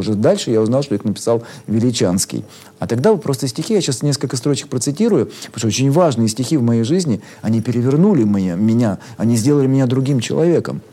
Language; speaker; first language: Russian; native; Russian